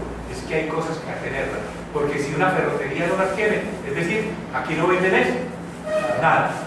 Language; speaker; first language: Spanish; native; Spanish